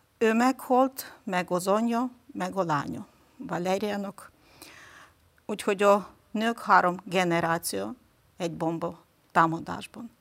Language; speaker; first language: Hungarian; non-native, fluent; Ukrainian